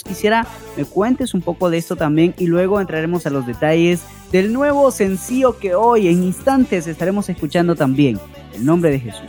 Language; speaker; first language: Spanish; native; Spanish